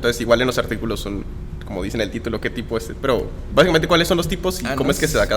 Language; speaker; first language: Spanish; native; Spanish